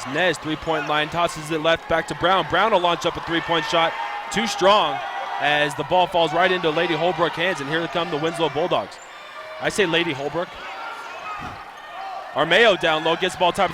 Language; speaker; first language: English; native; English